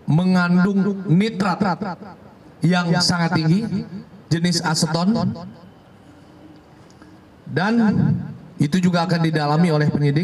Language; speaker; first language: Indonesian; native; Indonesian